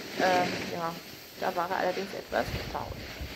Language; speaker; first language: German; native; German